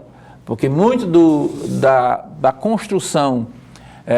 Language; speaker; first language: Portuguese; native; Portuguese